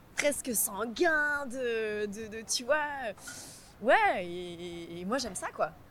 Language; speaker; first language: French; early bilingual, other home language; Vietnamese